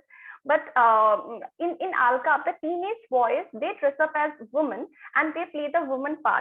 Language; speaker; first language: English; non-native, local second language; Bangla